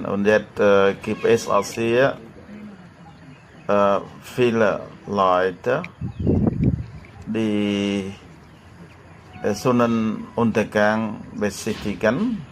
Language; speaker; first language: German; non-native, learner; Khmer